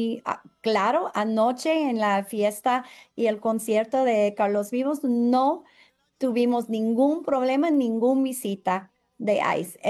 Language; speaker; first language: Spanish; non-native, fluent; English